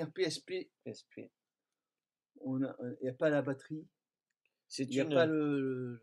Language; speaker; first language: French; native; French